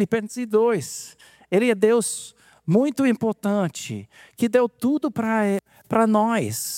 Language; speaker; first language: Portuguese; non-native, fluent; English